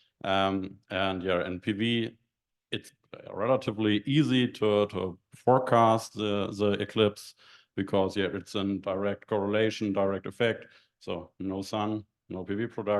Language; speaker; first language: English; non-native, fluent; German